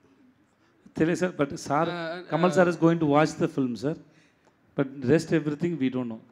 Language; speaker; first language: Telugu; non-native, learner; Tamil